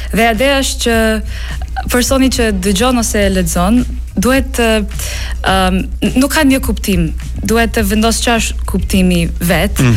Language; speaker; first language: Albanian; non-native, learner; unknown